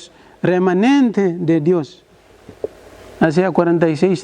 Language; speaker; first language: Spanish; non-native, learner; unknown